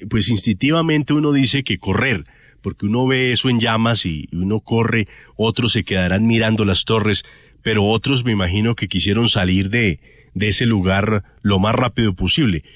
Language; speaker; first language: Spanish; native; Spanish